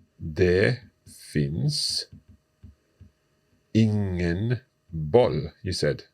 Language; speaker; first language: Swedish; non-native, learner; English